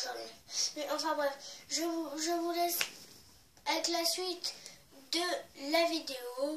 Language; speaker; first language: French; native; French